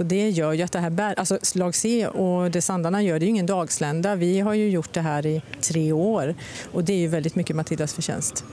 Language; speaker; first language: Swedish; native; Swedish